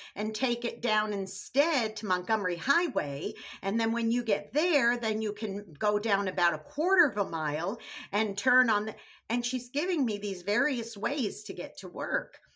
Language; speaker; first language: English; native; English